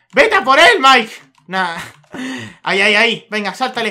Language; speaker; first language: Spanish; native; Spanish